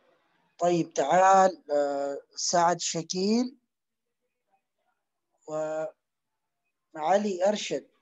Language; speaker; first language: Arabic; non-native, fluent; Urdu